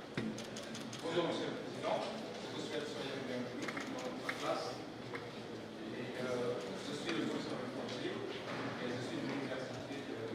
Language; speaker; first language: French; non-native, fluent; Indonesian